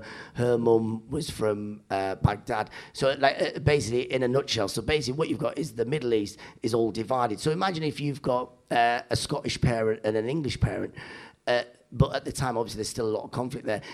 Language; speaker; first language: English; native; English